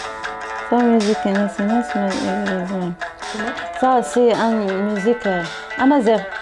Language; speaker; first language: French; non-native, learner; Arabic